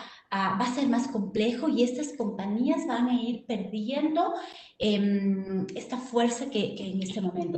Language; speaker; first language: Spanish; native; Spanish